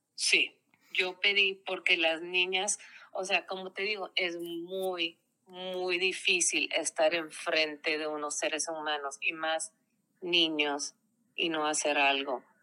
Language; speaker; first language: Spanish; early bilingual, heritage; Spanish